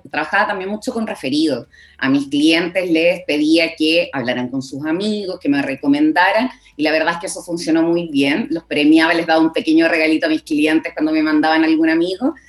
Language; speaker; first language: Spanish; native; Spanish